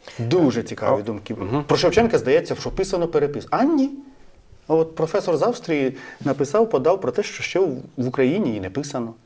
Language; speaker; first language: Ukrainian; native; Ukrainian